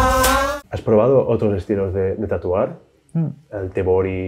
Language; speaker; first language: Spanish; native; Spanish